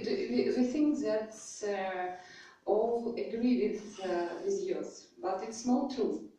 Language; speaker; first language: English; non-native, learner; Russian